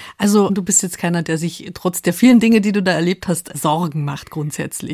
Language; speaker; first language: German; native; German